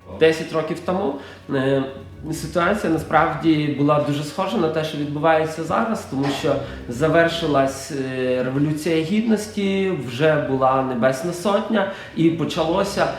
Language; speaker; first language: Ukrainian; native; Ukrainian